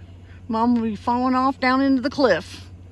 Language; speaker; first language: English; native; English